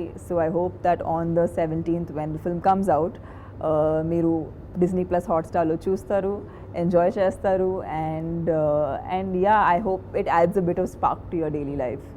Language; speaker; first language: Telugu; non-native, fluent; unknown